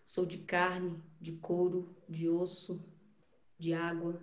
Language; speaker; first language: Portuguese; native; Portuguese